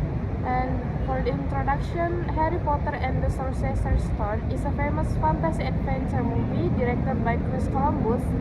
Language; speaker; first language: English; non-native, learner; Indonesian